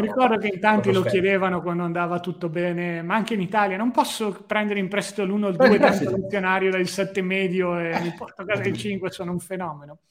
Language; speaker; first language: Italian; native; Italian